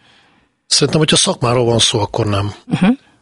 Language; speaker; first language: Hungarian; native; Hungarian